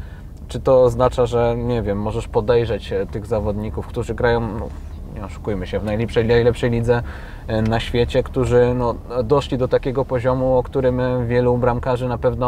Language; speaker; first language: Polish; native; Polish